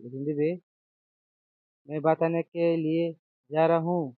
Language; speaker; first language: Hindi; non-native, learner; Bangla